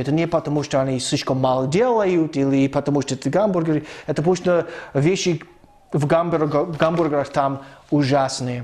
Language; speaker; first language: Russian; non-native, fluent; English